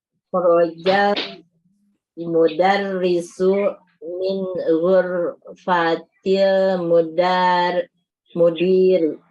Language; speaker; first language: Arabic; non-native, learner; Indonesian